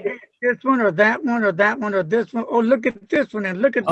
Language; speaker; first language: English; native; English